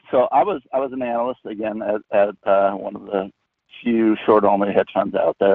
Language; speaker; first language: English; native; English